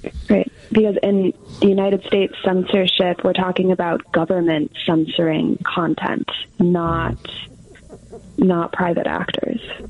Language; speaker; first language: English; native; English